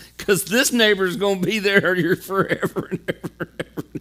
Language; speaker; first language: English; native; English